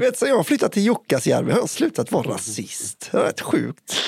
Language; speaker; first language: Swedish; native; Swedish